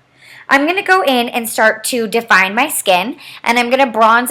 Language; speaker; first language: English; native; English